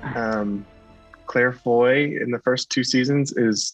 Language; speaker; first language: English; native; English